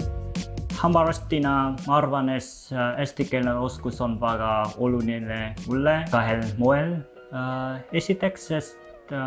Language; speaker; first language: Estonian; non-native, fluent; Vietnamese